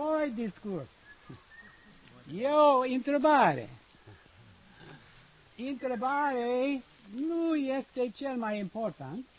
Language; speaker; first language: Romanian; non-native, learner; English